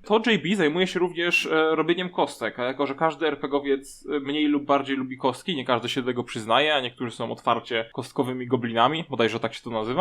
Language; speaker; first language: Polish; native; Polish